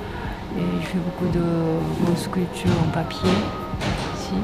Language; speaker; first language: French; non-native, learner; Japanese